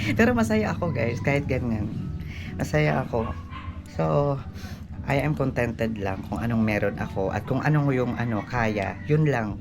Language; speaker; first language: Filipino; non-native, local second language; Waray